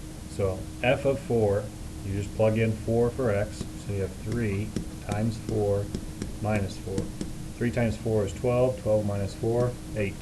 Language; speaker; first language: English; native; English